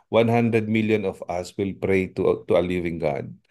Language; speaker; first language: Filipino; native; Filipino